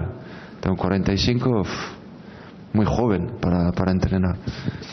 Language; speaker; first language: Spanish; non-native, fluent; French